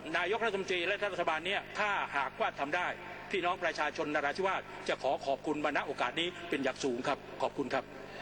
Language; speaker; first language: Thai; non-native, local second language; Pattani Malay